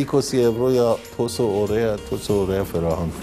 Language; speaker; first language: Greek; non-native, fluent; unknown